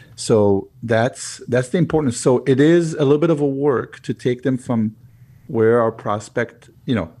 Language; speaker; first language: English; non-native, fluent; Hebrew